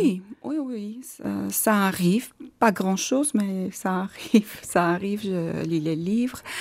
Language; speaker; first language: French; non-native, learner; Armenian